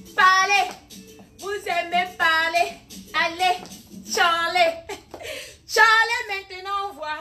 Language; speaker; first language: French; non-native, local second language; Ewe